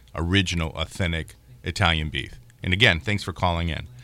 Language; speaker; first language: English; native; English